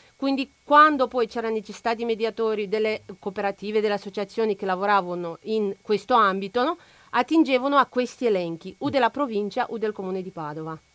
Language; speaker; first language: Italian; non-native, fluent; Romanian